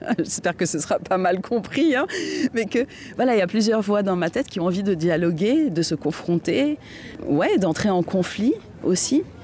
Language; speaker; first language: French; non-native, local second language; Arabic